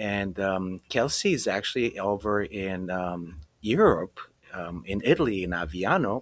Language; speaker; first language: English; early bilingual, other home language; Romanian